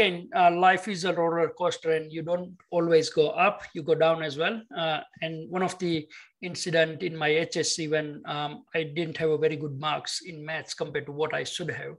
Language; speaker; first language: English; non-native, local second language; Gujarati